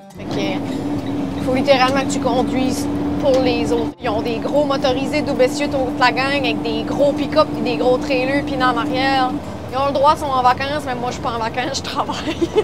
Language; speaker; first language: French; native; French